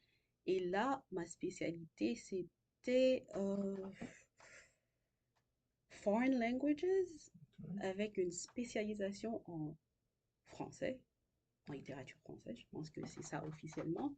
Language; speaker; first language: French; non-native, local second language; Haitian Creole